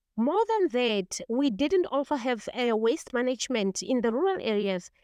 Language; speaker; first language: English; non-native, local second language; Tswana